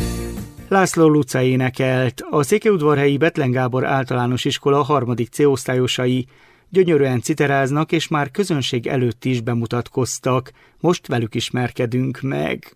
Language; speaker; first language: Hungarian; native; Hungarian